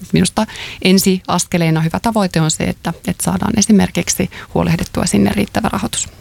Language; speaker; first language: Finnish; native; Finnish